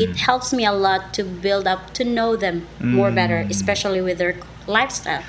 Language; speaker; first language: English; non-native, local second language; Cebuano